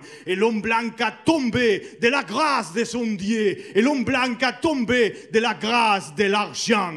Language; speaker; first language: French; non-native, learner; Spanish